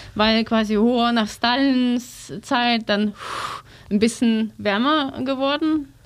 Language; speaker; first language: German; non-native, learner; Russian